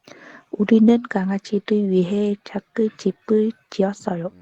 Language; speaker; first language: Korean; non-native, learner; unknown